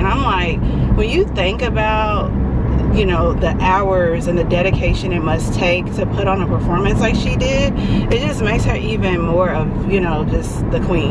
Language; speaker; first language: English; native; English